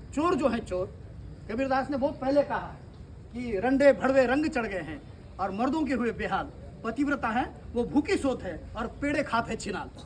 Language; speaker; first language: Hindi; non-native, local second language; Marathi